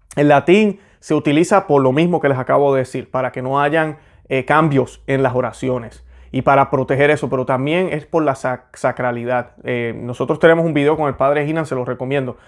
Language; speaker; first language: Spanish; native; Spanish